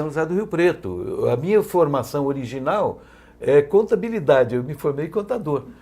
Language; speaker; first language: Portuguese; native; Portuguese